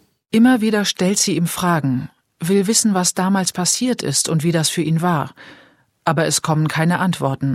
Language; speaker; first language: German; native; German